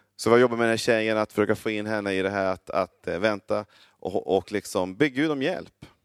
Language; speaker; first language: Swedish; native; Swedish